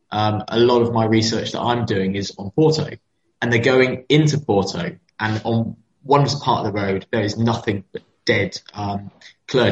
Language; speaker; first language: English; native; English